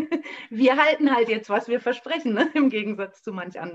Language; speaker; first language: German; native; German